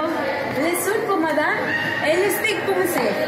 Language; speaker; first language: French; non-native, learner; Spanish